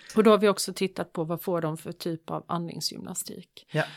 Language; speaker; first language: Swedish; native; Swedish